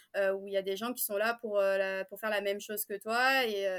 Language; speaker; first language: French; native; French